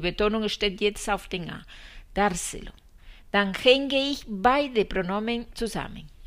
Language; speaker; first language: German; non-native, fluent; Spanish